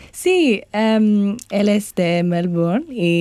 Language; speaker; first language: Spanish; non-native, learner; English